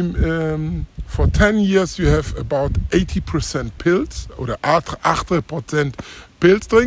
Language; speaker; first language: English; non-native, learner; German